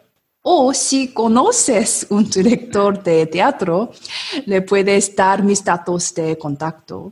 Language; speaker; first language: Spanish; non-native, learner; Korean